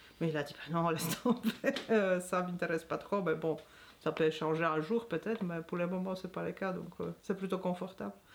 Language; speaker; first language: French; non-native, fluent; Polish